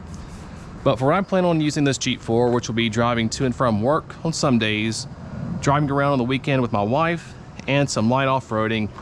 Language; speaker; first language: English; native; English